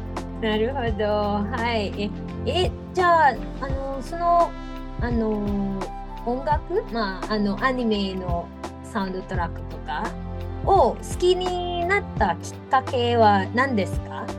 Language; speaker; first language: Japanese; non-native, fluent; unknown